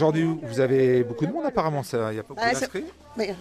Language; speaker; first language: French; native; French